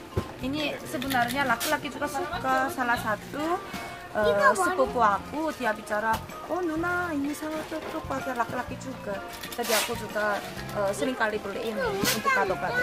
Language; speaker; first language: Indonesian; non-native, fluent; Korean